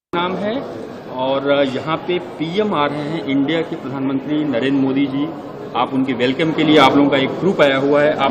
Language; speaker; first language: Hindi; native; Hindi